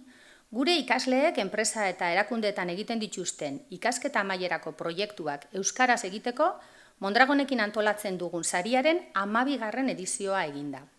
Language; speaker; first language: Basque; native; Basque